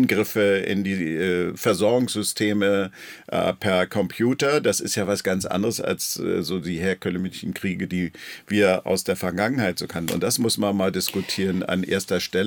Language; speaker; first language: German; native; German